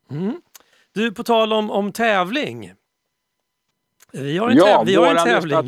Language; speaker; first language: Swedish; native; Swedish